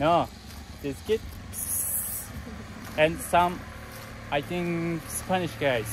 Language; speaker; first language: English; non-native, learner; Turkish